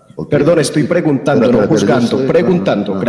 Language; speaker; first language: Spanish; native; Spanish